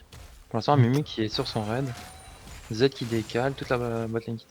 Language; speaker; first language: French; native; French